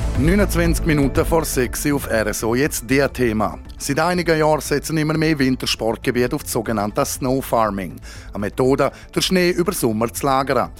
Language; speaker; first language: German; native; German